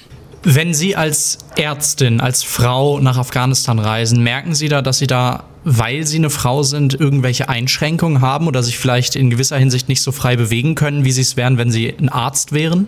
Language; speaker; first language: German; native; German